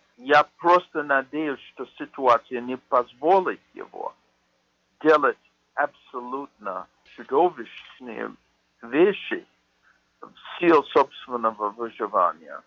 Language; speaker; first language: Russian; non-native, fluent; English